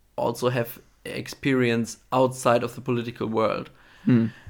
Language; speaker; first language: English; non-native, fluent; German